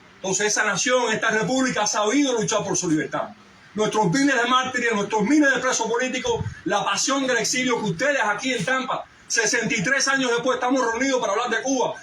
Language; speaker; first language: Spanish; early bilingual, heritage; Spanish